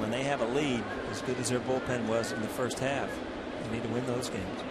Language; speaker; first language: English; native; English